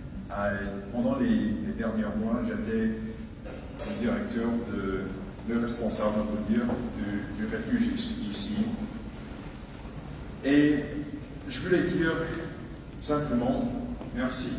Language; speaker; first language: French; non-native, fluent; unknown